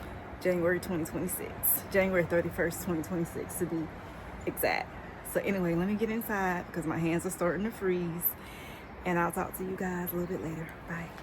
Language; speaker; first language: English; native; English